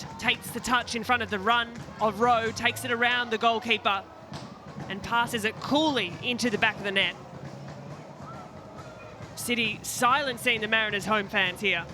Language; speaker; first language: English; native; English